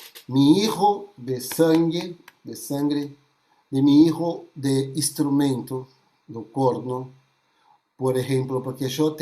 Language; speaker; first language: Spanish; non-native, fluent; Portuguese